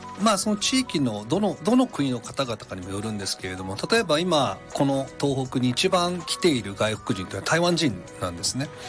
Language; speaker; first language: Japanese; native; Japanese